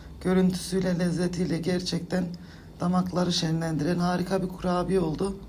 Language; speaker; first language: Turkish; native; Turkish